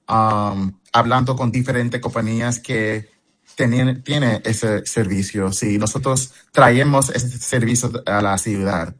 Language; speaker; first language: Spanish; early bilingual, heritage; English